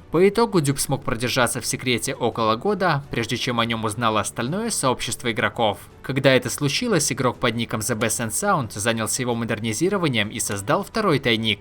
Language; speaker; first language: Russian; native; Russian